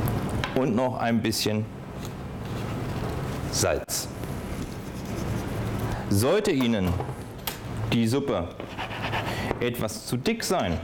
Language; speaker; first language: German; native; German